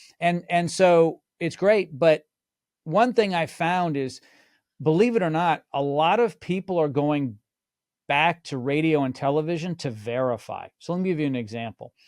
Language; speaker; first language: English; native; English